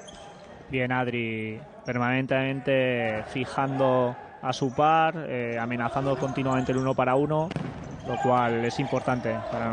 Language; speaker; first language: Spanish; native; Spanish